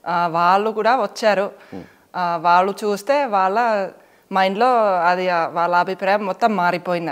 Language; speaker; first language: Telugu; non-native, fluent; Finnish